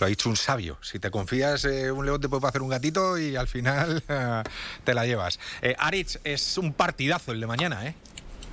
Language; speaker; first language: Spanish; native; Spanish